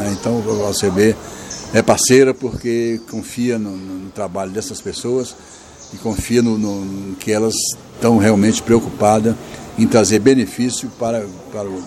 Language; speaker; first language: Portuguese; native; Portuguese